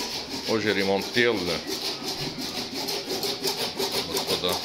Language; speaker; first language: Russian; non-native, local second language; Turkish